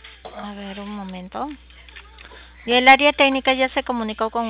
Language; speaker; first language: Spanish; native; Spanish